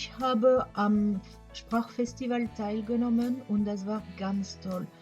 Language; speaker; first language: German; non-native, learner; French